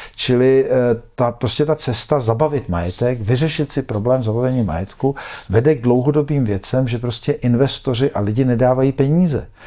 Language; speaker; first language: Czech; native; Czech